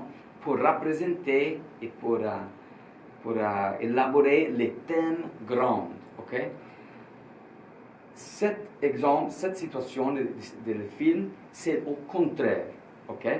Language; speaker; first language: French; non-native, learner; Italian